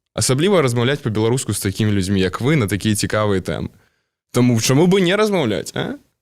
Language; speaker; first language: Belarusian; non-native, local second language; Russian